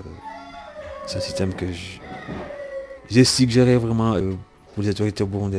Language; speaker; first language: French; non-native, local second language; Rundi